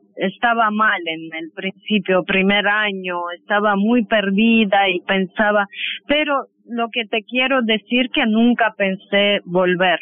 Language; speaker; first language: Spanish; non-native, fluent; Armenian